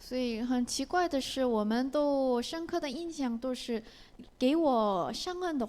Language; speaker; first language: Chinese; non-native, learner; Korean